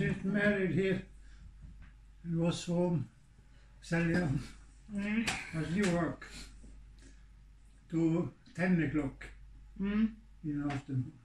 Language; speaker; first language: English; non-native, learner; Swedish